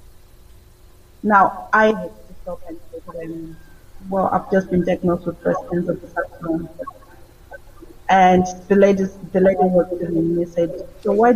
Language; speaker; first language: English; non-native, local second language; Shona